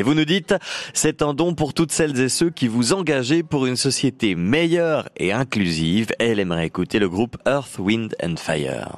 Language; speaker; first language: French; native; French